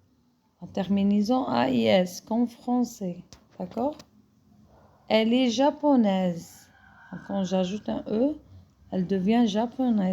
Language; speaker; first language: French; non-native, fluent; Arabic